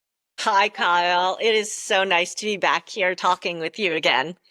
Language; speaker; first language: English; native; English